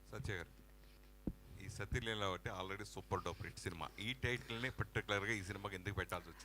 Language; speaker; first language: Telugu; native; Telugu